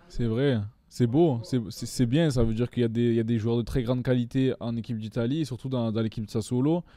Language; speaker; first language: French; native; French